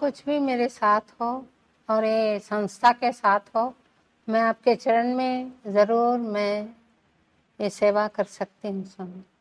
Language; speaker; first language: Hindi; non-native, local second language; Telugu